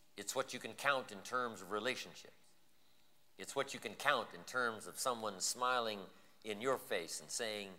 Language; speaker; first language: English; native; English